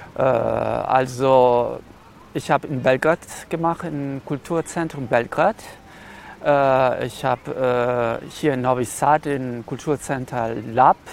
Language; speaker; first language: German; early bilingual, other home language; Serbian